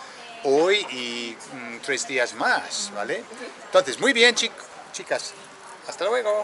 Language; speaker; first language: Spanish; non-native, fluent; English